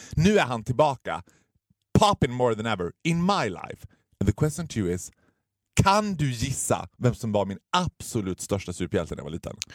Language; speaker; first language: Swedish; native; Swedish